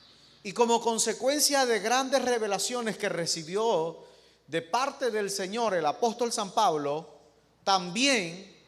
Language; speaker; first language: Spanish; native; Spanish